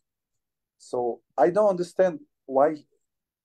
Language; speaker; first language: English; non-native, learner; Ukrainian